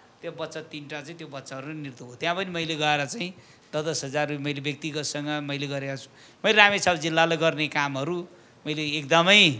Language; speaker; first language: Nepali; non-native, local second language; Eastern Tamang